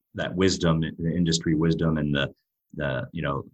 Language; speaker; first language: English; native; English